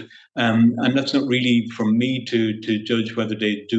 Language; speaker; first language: English; native; English